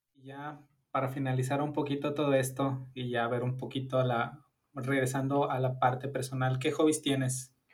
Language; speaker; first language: Spanish; native; Spanish